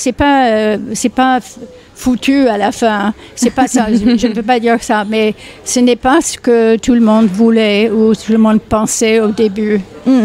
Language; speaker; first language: French; non-native, fluent; English